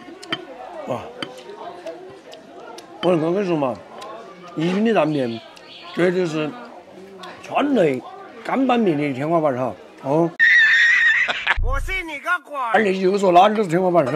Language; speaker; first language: Chinese; native; Chinese